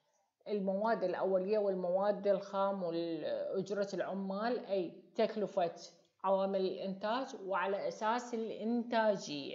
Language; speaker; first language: Arabic; native; Arabic